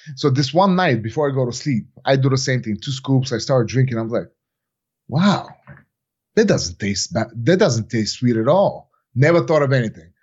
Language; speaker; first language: English; non-native, fluent; Bulgarian